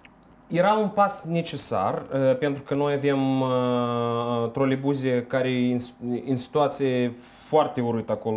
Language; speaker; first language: Romanian; non-native, local second language; Russian